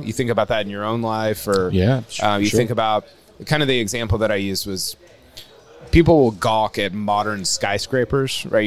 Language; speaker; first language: English; native; English